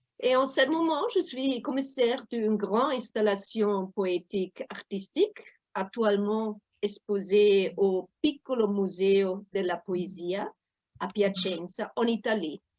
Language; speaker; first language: French; non-native, fluent; German